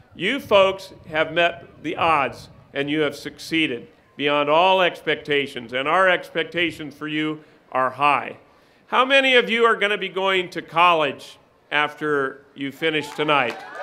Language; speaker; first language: English; native; English